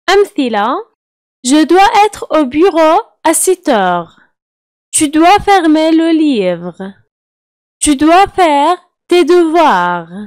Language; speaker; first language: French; non-native, fluent; Arabic